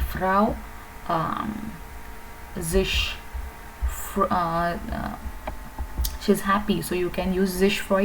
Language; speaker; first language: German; non-native, learner; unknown